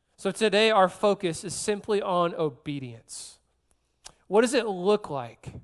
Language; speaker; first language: English; native; English